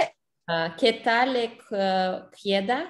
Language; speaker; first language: Spanish; non-native, learner; English